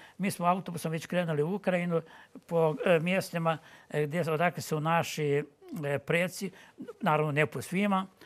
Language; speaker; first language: Bosnian; non-native, local second language; Ukrainian